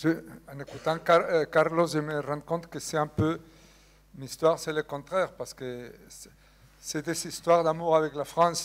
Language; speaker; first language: French; non-native, fluent; Spanish